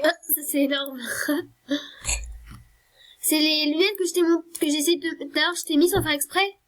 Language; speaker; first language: French; native; French